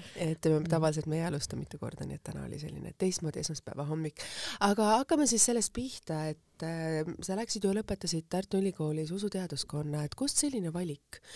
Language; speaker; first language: Estonian; native; Estonian